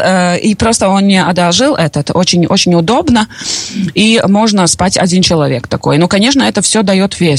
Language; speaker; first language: Russian; non-native, local second language; Latvian